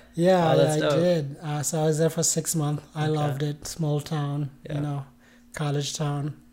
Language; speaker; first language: English; non-native, fluent; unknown